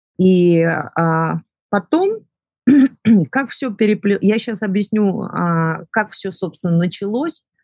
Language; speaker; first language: Russian; native; Russian